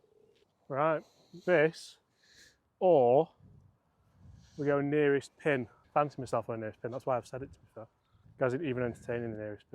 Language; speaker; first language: English; native; English